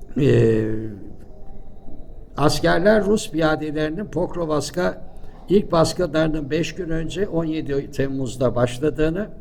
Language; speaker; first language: Turkish; native; Turkish